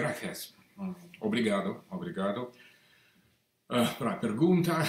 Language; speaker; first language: Portuguese; non-native, learner; Russian